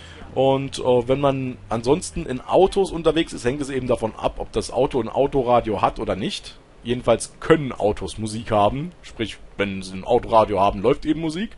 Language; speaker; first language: German; native; German